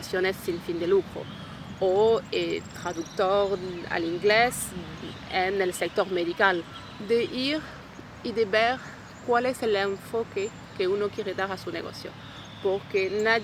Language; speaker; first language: Spanish; non-native, fluent; French